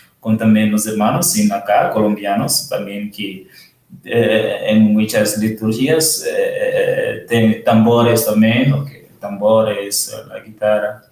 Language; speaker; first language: Spanish; non-native, learner; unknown